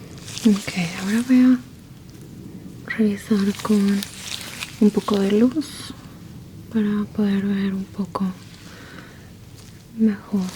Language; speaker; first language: Spanish; early bilingual, heritage; Spanish